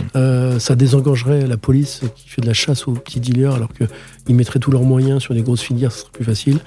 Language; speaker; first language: French; native; French